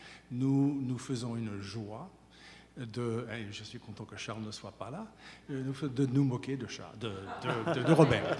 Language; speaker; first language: French; native; French